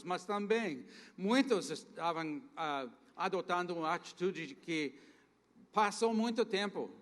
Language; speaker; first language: Portuguese; non-native, fluent; English